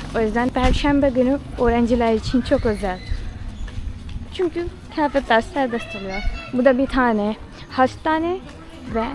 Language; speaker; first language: Turkish; non-native, fluent; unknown